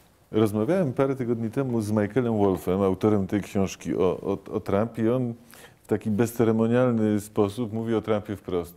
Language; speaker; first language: Polish; native; Polish